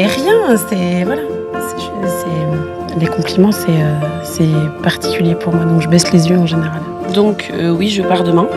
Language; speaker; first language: French; native; French